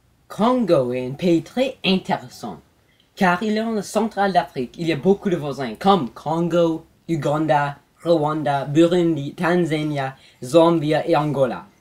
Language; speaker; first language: French; non-native, learner; English